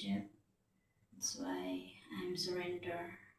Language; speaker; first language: English; non-native, local second language; Filipino